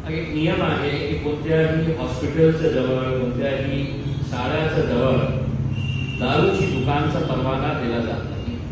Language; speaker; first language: Marathi; non-native, local second language; Urdu